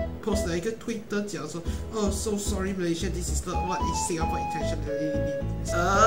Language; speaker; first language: English; non-native, local second language; Chinese